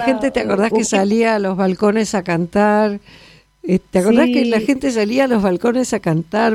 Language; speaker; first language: Spanish; native; Spanish